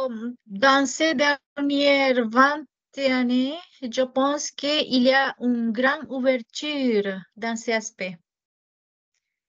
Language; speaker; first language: French; non-native, fluent; Japanese